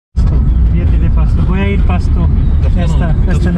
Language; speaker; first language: Spanish; non-native, learner; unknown